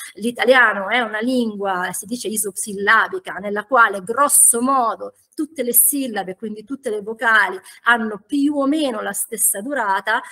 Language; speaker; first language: Italian; native; Italian